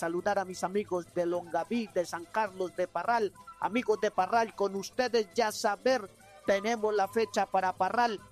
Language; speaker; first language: Spanish; non-native, learner; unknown